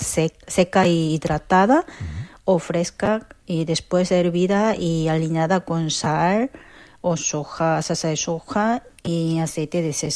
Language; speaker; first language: Spanish; non-native, fluent; Korean